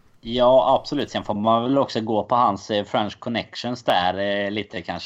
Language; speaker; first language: Swedish; native; Swedish